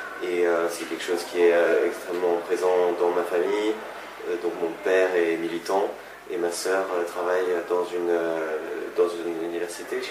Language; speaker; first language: French; native; French